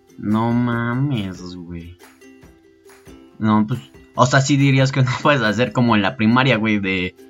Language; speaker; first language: Spanish; native; Spanish